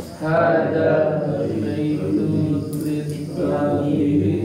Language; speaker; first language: Arabic; non-native, learner; Indonesian